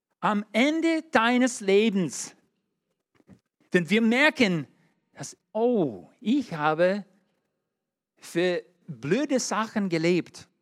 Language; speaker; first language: German; non-native, learner; English